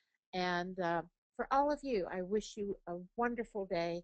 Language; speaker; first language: English; native; English